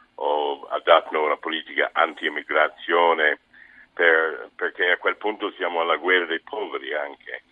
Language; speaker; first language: Italian; non-native, fluent; English